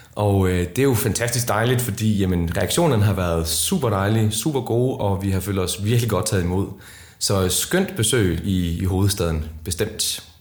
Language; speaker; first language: Danish; early bilingual, other home language; Icelandic